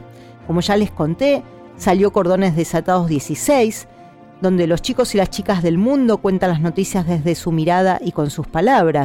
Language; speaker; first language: Spanish; native; Spanish